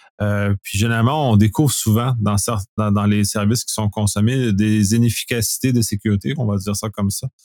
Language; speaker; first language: French; native; French